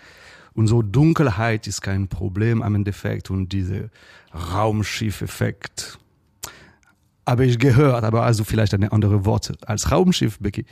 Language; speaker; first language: German; non-native, fluent; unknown